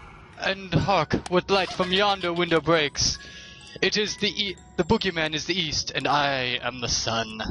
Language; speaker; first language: English; native; English